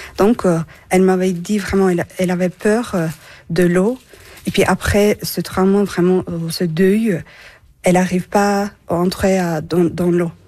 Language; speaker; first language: French; non-native, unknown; Turkish